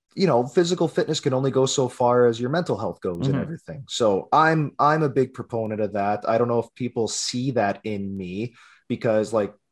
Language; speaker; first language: English; native; English